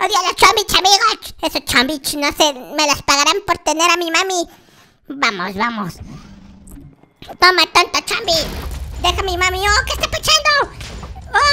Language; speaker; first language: Spanish; native; Spanish